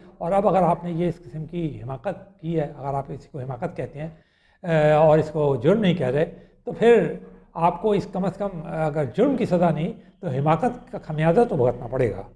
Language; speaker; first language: Urdu; native; Urdu